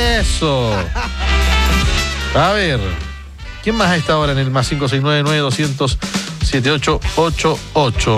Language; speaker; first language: Spanish; native; Spanish